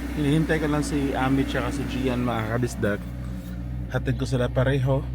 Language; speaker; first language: Filipino; non-native, local second language; Cebuano